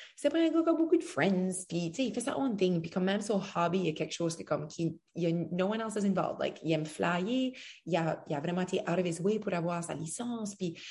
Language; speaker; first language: French; native; French